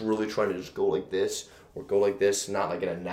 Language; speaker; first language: English; native; English